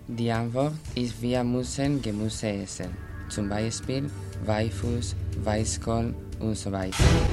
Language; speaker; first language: German; non-native, learner; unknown